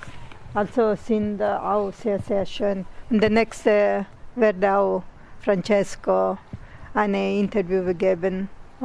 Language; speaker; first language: German; non-native, learner; Italian